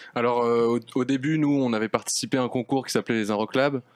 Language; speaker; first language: French; native; French